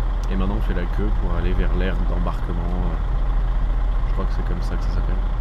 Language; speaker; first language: French; native; French